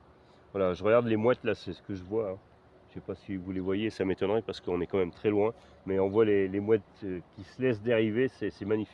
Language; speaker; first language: French; native; French